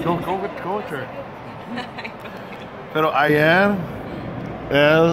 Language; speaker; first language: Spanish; non-native, learner; English